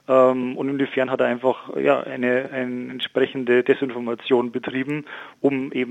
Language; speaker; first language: German; native; German